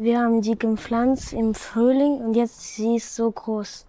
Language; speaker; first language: German; non-native, learner; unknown